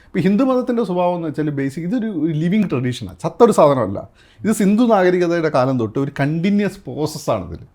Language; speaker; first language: Malayalam; native; Malayalam